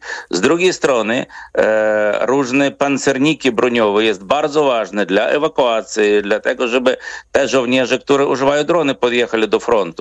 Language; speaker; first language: Polish; non-native, fluent; Ukrainian